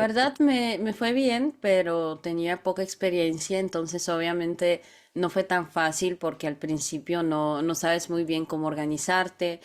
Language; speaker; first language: Spanish; non-native, fluent; Bulgarian